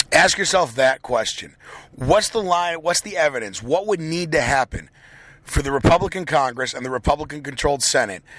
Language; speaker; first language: English; native; English